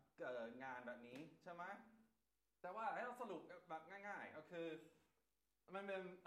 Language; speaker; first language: Thai; non-native, fluent; English